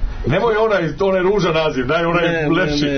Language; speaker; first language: Serbian; native; Serbian